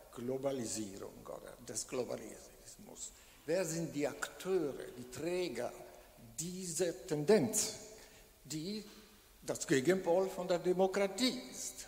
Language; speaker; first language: German; non-native, fluent; Italian